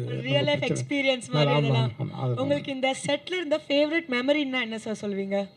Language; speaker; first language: Tamil; native; Tamil